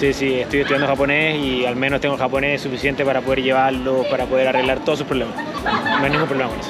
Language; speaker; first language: Spanish; native; Spanish